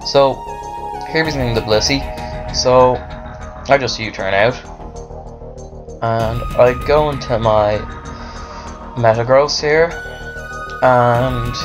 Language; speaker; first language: English; native; English